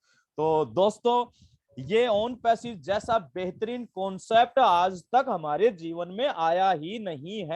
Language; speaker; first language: Hindi; native; Hindi